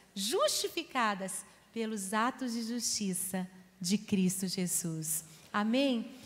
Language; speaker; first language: Portuguese; native; Portuguese